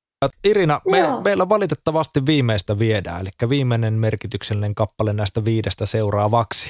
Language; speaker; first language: Finnish; native; Finnish